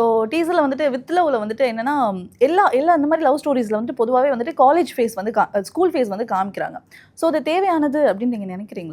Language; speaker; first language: Tamil; native; Tamil